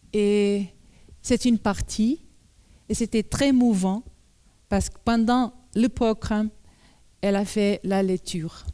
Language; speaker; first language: French; non-native, learner; Portuguese